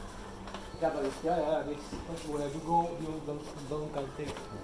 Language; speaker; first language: English; non-native, learner; Spanish